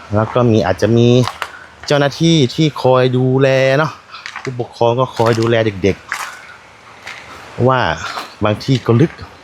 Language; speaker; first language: Thai; non-native, local second language; Northeastern Thai